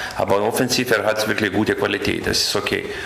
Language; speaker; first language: German; non-native, learner; Lithuanian